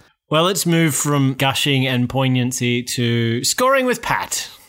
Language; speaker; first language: English; native; English